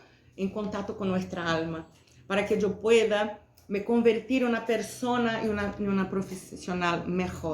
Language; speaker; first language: Spanish; non-native, fluent; Portuguese